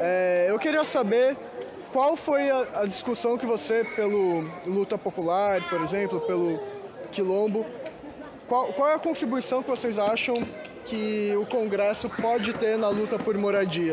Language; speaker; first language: Portuguese; native; Portuguese